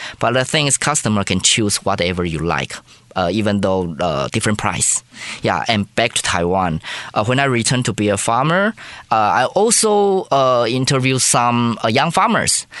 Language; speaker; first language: English; non-native, fluent; Chinese